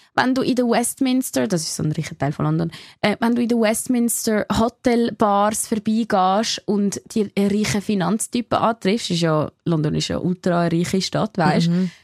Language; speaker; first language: Swiss German; native; Swiss German